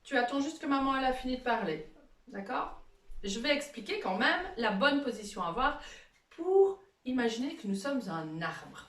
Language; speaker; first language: French; native; French